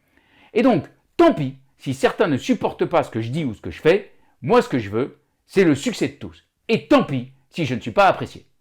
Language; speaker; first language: French; native; French